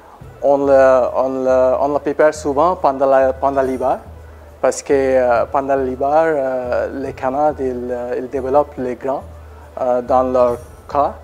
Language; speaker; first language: French; non-native, learner; Bangla